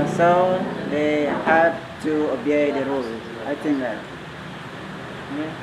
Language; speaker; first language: English; non-native, learner; Indonesian